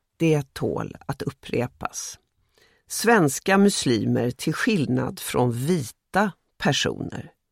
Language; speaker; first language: Swedish; native; Swedish